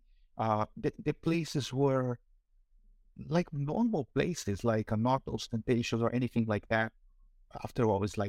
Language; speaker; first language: English; non-native, fluent; Portuguese